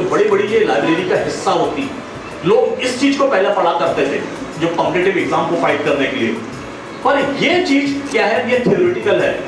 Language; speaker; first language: Hindi; native; Hindi